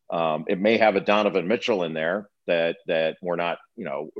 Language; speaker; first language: English; native; English